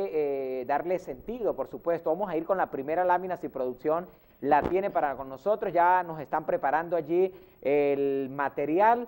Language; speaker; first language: Spanish; native; Spanish